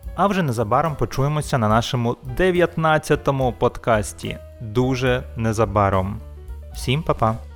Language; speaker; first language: Ukrainian; native; Ukrainian